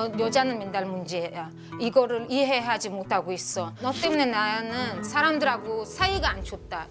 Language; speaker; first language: Korean; non-native, fluent; Uzbek